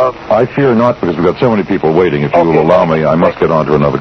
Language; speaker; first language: English; native; English